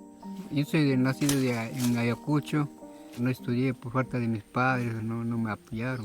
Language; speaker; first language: Spanish; non-native, local second language; Quechua